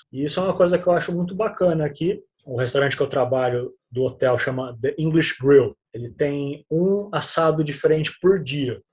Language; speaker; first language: Portuguese; native; Portuguese